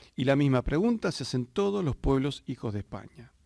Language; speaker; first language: Spanish; native; Spanish